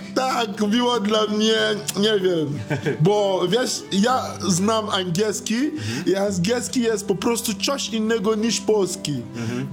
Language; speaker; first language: Polish; non-native, learner; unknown